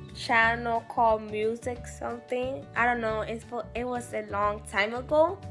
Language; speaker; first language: English; native; English